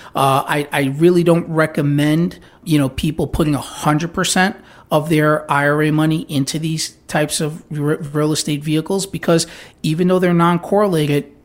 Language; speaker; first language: English; native; English